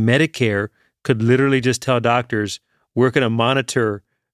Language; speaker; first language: English; native; English